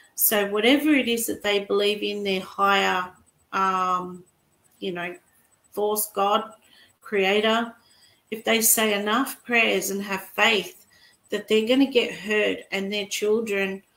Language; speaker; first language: English; native; English